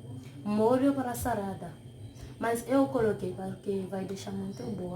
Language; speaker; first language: Portuguese; non-native, learner; Haitian Creole